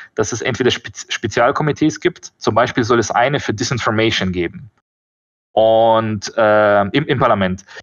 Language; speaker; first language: German; early bilingual, other home language; Russian